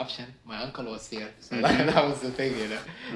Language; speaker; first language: English; non-native, fluent; Arabic